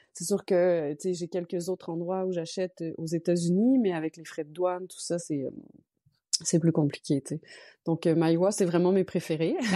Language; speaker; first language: French; native; French